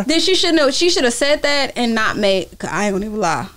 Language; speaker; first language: English; native; English